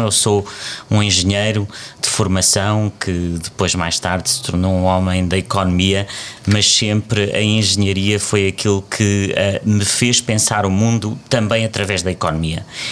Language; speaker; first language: Portuguese; native; Portuguese